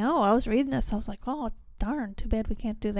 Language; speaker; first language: English; native; English